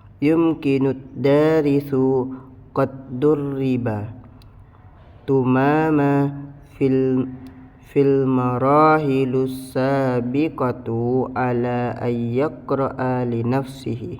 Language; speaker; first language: Arabic; non-native, learner; Indonesian